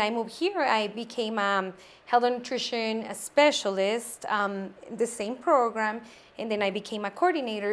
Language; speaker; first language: English; non-native, fluent; Spanish